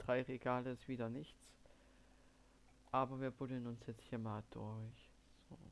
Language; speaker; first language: German; native; German